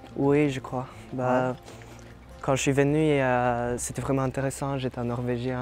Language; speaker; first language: French; non-native, fluent; Norwegian